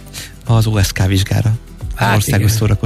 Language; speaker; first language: Hungarian; native; Hungarian